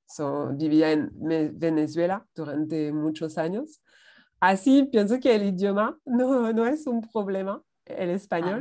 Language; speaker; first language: Spanish; non-native, fluent; French